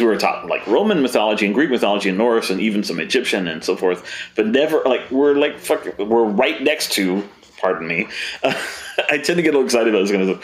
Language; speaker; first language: English; native; English